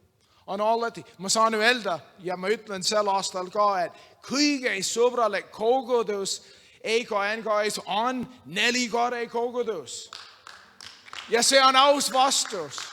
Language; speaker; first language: Estonian; non-native, learner; English